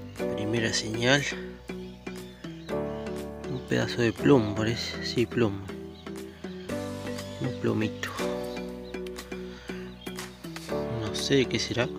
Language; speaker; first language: Spanish; native; Spanish